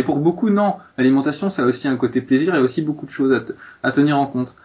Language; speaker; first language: French; native; French